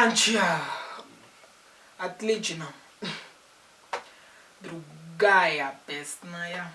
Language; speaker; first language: Russian; non-native, learner; Portuguese